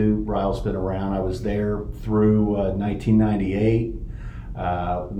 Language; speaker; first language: English; native; English